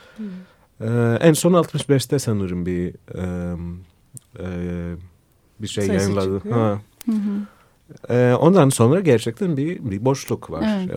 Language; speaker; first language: Turkish; non-native, fluent; Greek